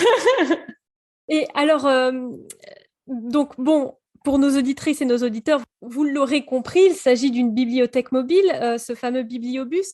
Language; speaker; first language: French; native; French